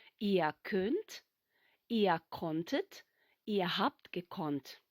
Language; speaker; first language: German; non-native, fluent; Ukrainian